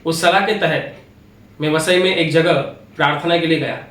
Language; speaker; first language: Hindi; non-native, local second language; Marathi